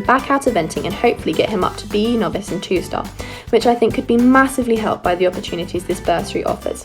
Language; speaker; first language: English; native; English